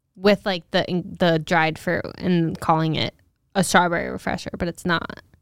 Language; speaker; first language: English; native; English